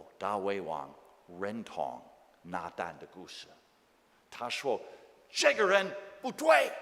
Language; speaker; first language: Chinese; non-native, fluent; English